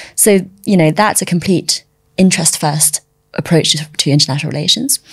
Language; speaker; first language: English; early bilingual, other home language; Chinese